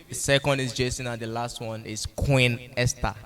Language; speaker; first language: English; non-native, local second language; Yoruba